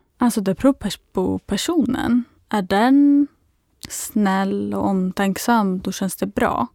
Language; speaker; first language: Swedish; non-native, fluent; Arabic